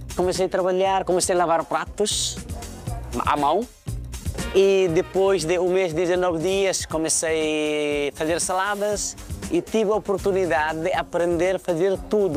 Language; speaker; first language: Portuguese; non-native, fluent; Nepali